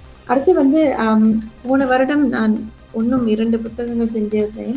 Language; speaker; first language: Tamil; native; Tamil